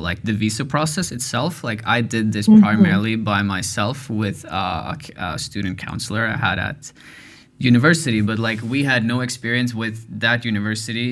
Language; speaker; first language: English; non-native, fluent; Norwegian